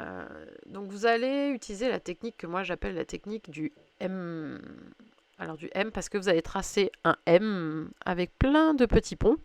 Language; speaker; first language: French; native; French